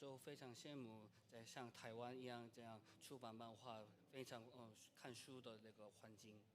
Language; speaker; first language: Chinese; non-native, learner; Korean